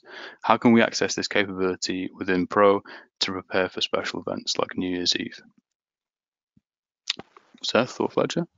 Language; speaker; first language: English; native; English